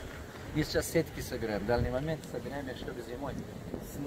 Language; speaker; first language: Russian; non-native, local second language; Tajik